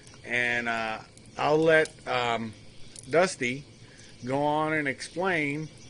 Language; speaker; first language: English; native; English